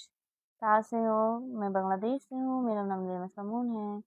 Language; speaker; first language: Hindi; non-native, learner; Bangla